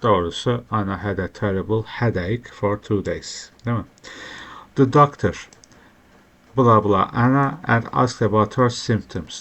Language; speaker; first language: English; non-native, fluent; Turkish